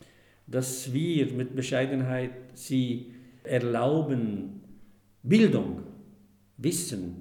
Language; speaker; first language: German; non-native, fluent; Arabic